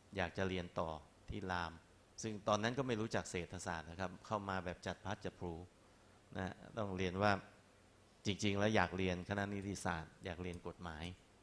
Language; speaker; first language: Thai; non-native, local second language; Chinese